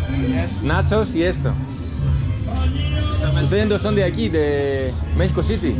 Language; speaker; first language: Spanish; non-native, learner; Greek